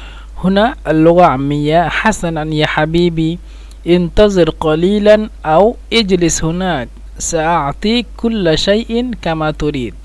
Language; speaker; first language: Arabic; non-native, fluent; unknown